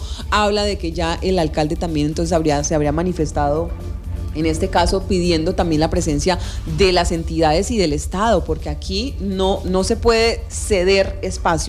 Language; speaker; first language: Spanish; native; Spanish